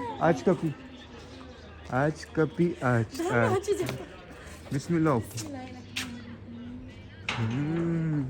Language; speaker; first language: Turkish; non-native, learner; Urdu